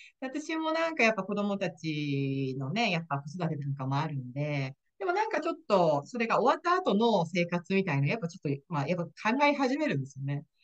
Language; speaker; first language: Japanese; native; Japanese